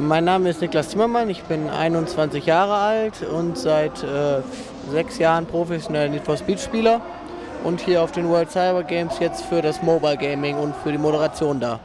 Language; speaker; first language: German; native; German